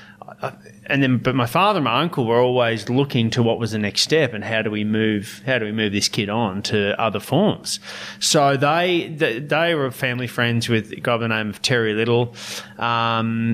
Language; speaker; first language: English; native; English